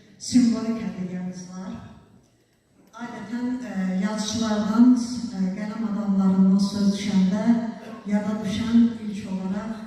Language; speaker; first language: Azerbaijani; native; Azerbaijani